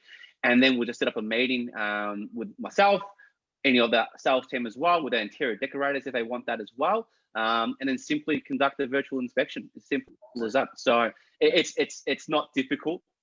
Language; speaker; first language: English; native; English